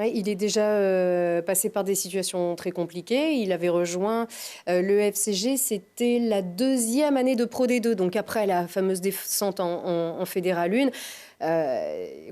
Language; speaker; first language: French; native; French